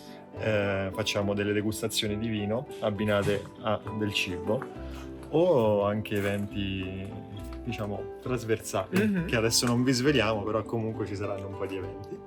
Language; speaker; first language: Italian; native; Italian